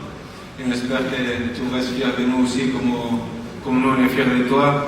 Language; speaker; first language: French; non-native, fluent; Spanish